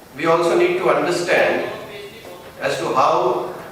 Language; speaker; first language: English; non-native, local second language; Punjabi